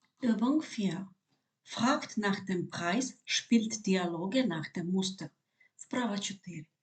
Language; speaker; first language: German; non-native, fluent; Ukrainian